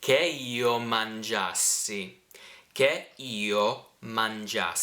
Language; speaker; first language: Italian; non-native, fluent; English